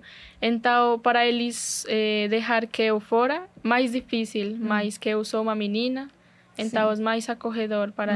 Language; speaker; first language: Portuguese; non-native, learner; Spanish